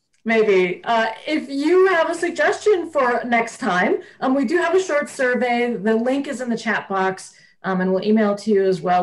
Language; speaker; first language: English; native; English